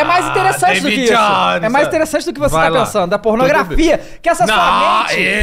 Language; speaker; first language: Portuguese; native; Portuguese